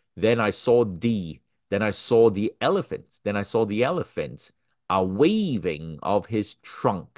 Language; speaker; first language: English; non-native, local second language; Cantonese